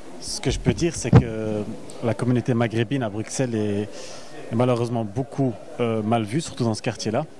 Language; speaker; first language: French; early bilingual, other home language; Arabic